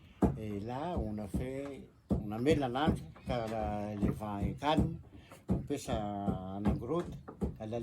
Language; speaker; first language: French; non-native, local second language; Malagasy